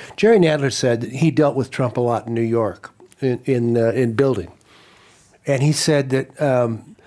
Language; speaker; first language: English; native; English